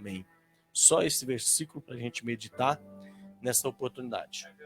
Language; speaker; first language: Portuguese; native; Portuguese